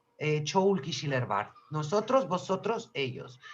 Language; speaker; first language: Spanish; non-native, learner; Turkish